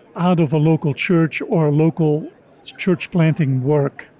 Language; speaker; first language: English; non-native, fluent; Dutch